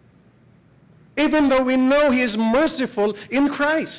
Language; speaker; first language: English; non-native, local second language; Filipino